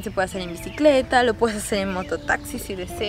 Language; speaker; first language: Spanish; native; Spanish